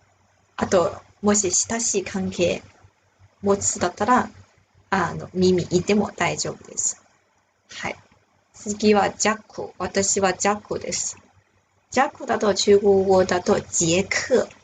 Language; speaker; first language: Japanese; non-native, fluent; Chinese